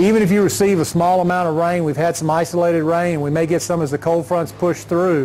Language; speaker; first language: English; native; English